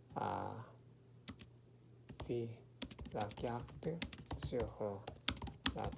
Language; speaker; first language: French; non-native, learner; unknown